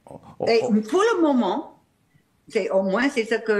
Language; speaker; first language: French; non-native, fluent; English